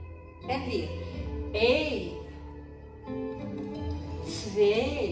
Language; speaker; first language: Dutch; non-native, learner; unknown